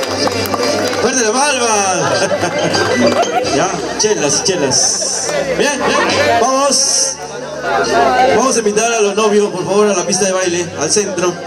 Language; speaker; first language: Spanish; native; Spanish